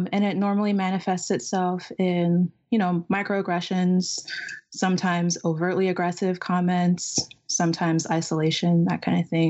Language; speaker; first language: English; native; English